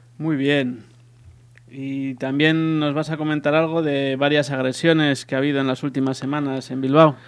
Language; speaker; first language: Spanish; native; Spanish